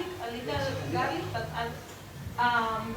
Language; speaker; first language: English; non-native, learner; Spanish